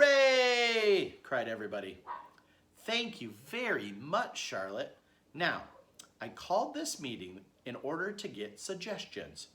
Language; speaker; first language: English; native; English